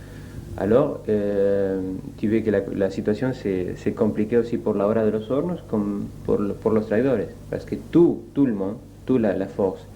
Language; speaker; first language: French; non-native, learner; Spanish